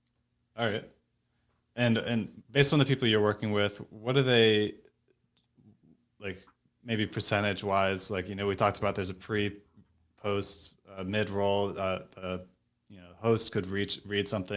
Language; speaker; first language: English; native; English